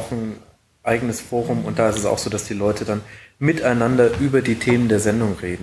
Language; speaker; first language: German; native; German